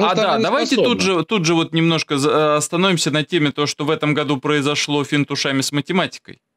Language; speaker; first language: Russian; native; Russian